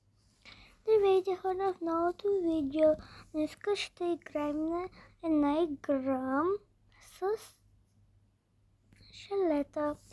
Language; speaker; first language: Bulgarian; early bilingual, heritage; Bulgarian